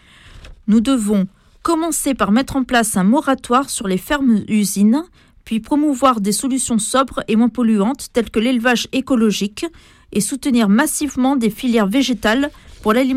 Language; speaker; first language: French; native; French